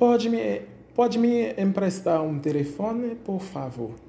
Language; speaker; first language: Portuguese; non-native, fluent; Haitian Creole